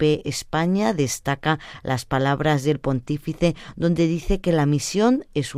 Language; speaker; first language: Spanish; native; Spanish